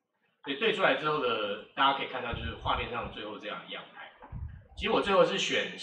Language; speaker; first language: Chinese; native; Chinese